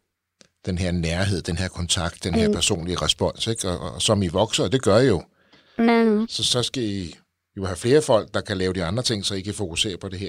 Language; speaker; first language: Danish; native; Danish